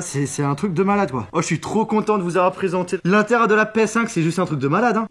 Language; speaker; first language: French; native; French